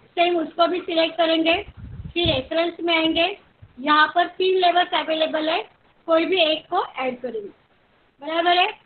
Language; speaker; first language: Hindi; non-native, local second language; Marathi